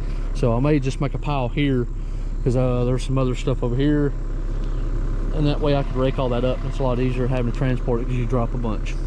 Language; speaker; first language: English; native; English